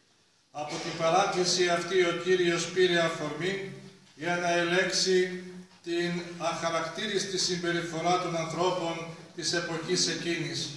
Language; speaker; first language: Greek; native; Greek